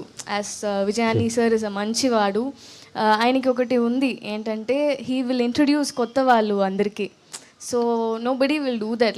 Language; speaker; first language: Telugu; non-native, learner; Tamil